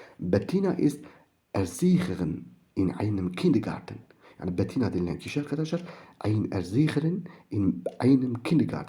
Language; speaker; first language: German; non-native, learner; Turkish